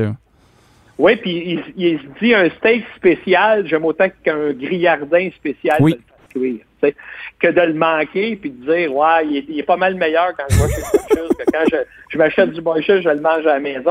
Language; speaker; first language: French; native; French